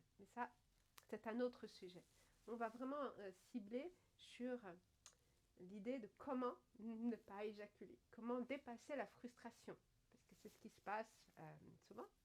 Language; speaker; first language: French; native; French